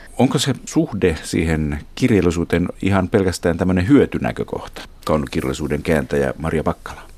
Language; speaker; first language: Finnish; native; Finnish